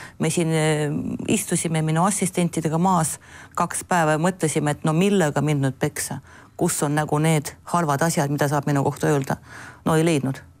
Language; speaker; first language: Estonian; native; Estonian